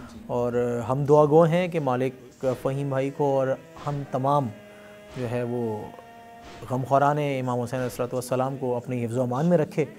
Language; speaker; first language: Urdu; native; Urdu